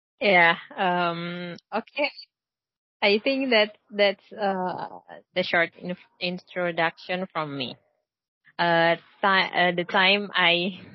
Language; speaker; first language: English; non-native, learner; Indonesian